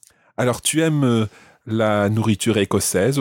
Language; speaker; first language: French; non-native, fluent; English